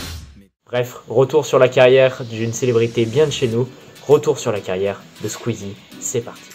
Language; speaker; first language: French; native; French